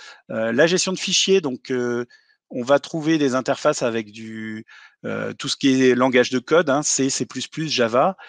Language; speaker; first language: French; native; French